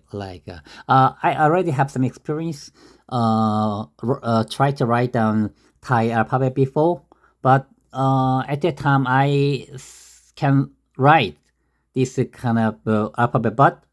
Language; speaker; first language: English; non-native, learner; Korean